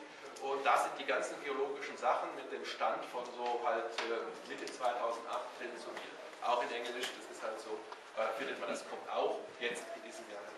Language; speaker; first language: German; native; German